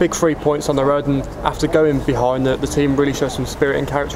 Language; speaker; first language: English; native; English